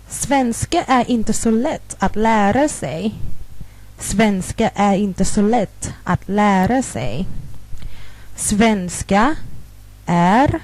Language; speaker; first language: Swedish; non-native, fluent; Thai